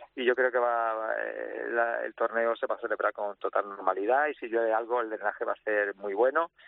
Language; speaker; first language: Spanish; native; Spanish